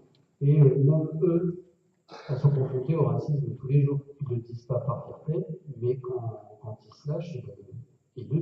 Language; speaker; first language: French; native; French